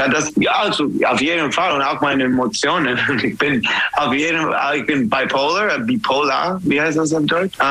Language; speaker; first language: German; non-native, fluent; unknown